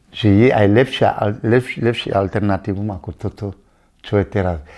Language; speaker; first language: Slovak; non-native, fluent; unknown